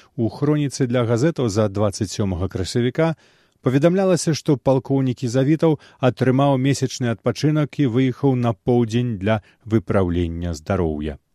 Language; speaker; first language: Belarusian; native; Belarusian